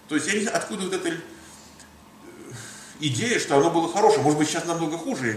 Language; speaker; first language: Russian; native; Russian